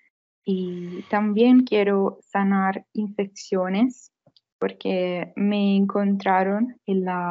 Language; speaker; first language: Spanish; non-native, fluent; Italian